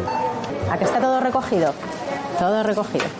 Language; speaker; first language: Spanish; native; Spanish